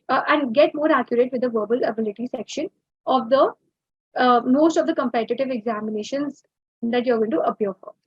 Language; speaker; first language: English; non-native, local second language; Hindi